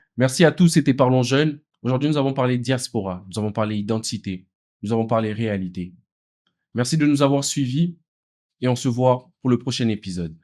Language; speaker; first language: French; non-native, local second language; Lingala